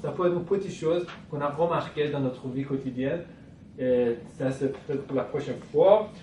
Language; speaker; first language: French; non-native, fluent; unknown